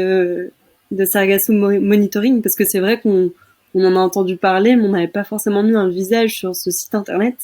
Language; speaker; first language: French; native; French